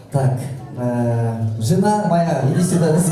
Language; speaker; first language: Russian; non-native, local second language; Kyrgyz